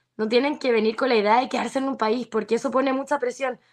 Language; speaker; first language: Spanish; native; Spanish